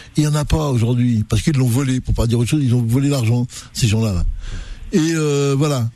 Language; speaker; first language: French; non-native, local second language; Arabic